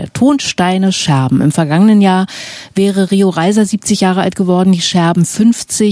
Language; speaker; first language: German; native; German